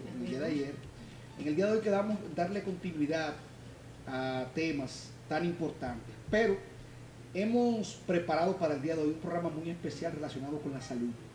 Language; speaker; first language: Spanish; native; Spanish